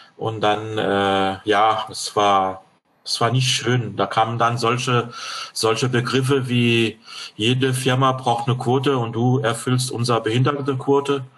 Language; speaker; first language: German; non-native, fluent; French